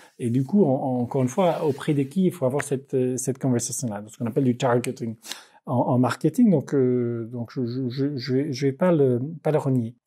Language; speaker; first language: French; non-native, fluent; Dutch